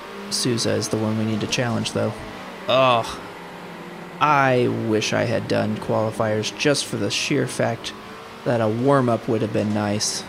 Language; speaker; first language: English; native; English